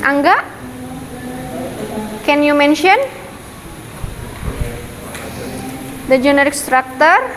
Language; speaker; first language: English; non-native, learner; Indonesian